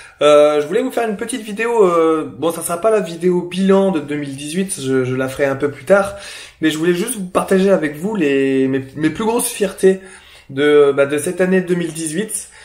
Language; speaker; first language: French; native; French